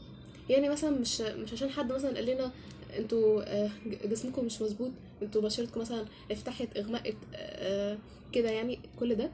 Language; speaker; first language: Arabic; native; Arabic